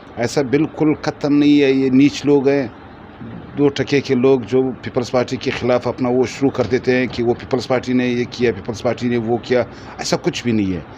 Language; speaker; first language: Urdu; non-native, local second language; Pashto